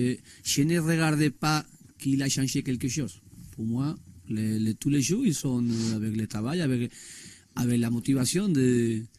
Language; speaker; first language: French; non-native, learner; Spanish